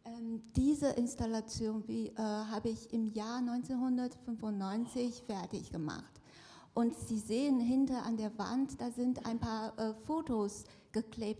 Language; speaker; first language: German; non-native, fluent; Chinese